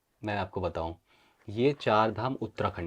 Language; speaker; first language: Hindi; native; Hindi